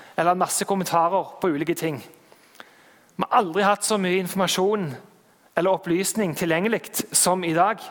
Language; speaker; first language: Norwegian; native; Norwegian